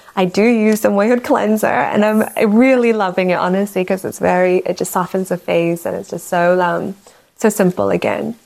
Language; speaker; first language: English; native; English